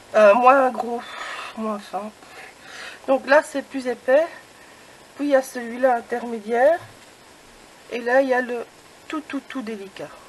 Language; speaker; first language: French; native; French